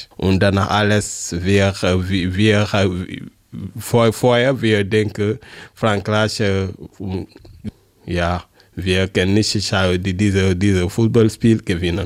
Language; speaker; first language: German; non-native, learner; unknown